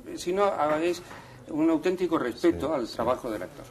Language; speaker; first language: Spanish; native; Spanish